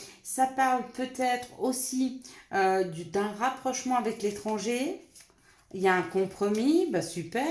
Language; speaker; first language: French; native; French